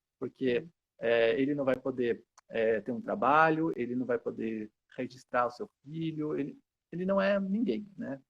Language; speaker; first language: Portuguese; native; Portuguese